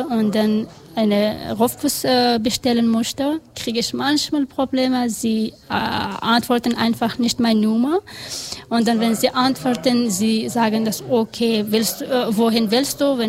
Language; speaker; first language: German; non-native, learner; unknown